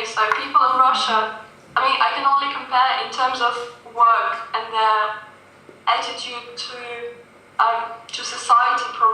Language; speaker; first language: English; non-native, fluent; Russian